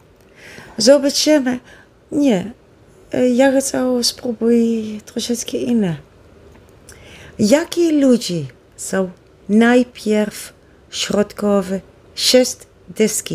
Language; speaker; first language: Polish; non-native, learner; Dutch